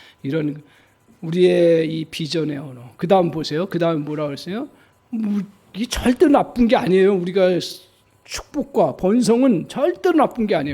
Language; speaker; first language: Korean; native; Korean